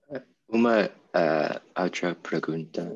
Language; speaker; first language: Portuguese; non-native, learner; English